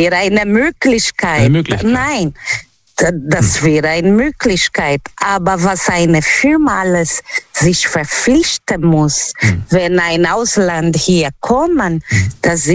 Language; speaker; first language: German; non-native, learner; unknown